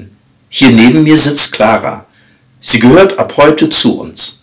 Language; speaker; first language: German; native; German